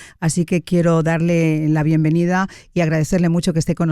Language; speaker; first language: Spanish; native; Spanish